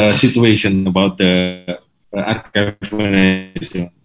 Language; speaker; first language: English; non-native, fluent; Indonesian